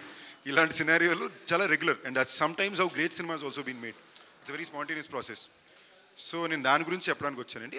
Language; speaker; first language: Telugu; native; Telugu